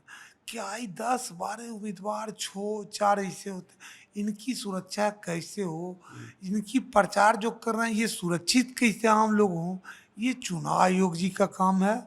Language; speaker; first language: Hindi; native; Hindi